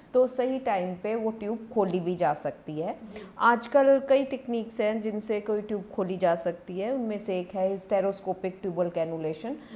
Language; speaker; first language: Hindi; non-native, local second language; Punjabi